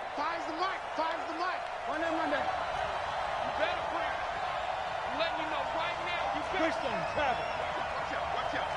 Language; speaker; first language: English; native; English